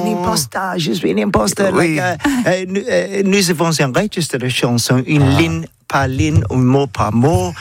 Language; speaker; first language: French; non-native, learner; English